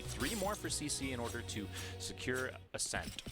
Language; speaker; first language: English; native; English